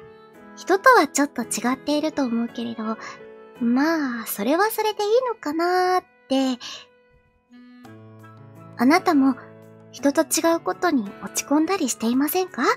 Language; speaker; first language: Japanese; native; Japanese